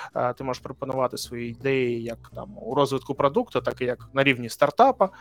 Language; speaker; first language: Ukrainian; native; Ukrainian